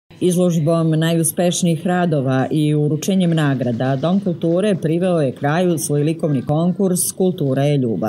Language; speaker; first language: Serbian; native; Serbian